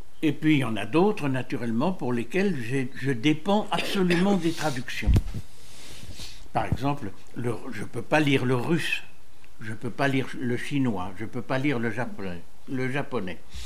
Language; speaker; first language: French; native; French